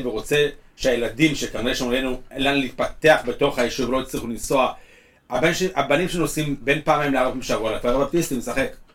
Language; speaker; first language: Hebrew; early bilingual, other home language; English